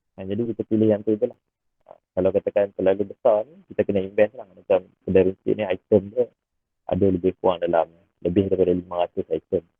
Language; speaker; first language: Malay; native; Malay